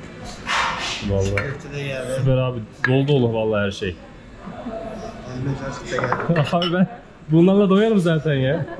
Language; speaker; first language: Turkish; native; Turkish